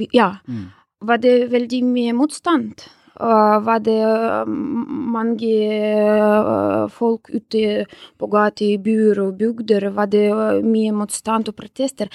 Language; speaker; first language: Norwegian; non-native, fluent; Russian